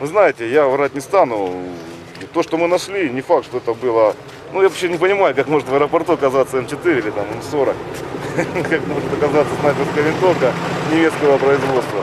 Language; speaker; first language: Russian; native; Russian